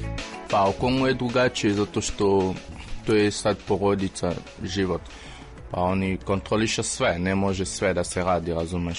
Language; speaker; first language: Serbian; non-native, fluent; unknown